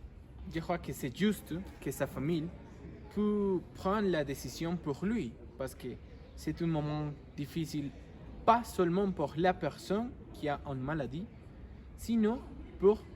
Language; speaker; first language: French; non-native, learner; Spanish